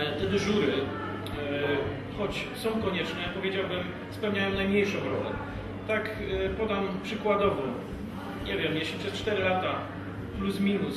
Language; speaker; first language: Polish; native; Polish